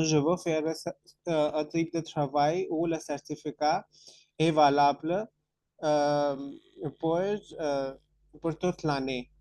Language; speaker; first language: French; non-native, fluent; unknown